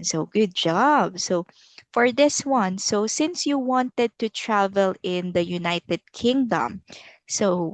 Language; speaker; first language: English; non-native, local second language; Filipino